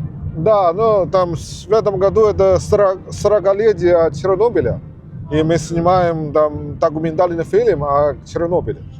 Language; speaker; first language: Russian; non-native, learner; Chinese